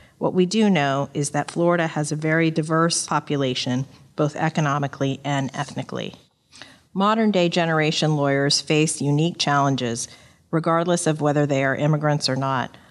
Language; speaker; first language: English; native; English